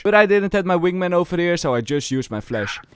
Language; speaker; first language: English; non-native, fluent; Dutch